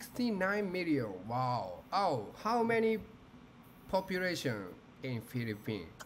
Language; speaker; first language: English; non-native, learner; Japanese